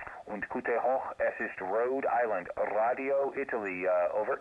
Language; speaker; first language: German; non-native, learner; English